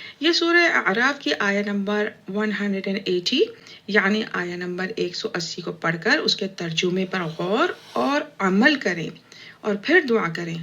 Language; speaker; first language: Urdu; native; Urdu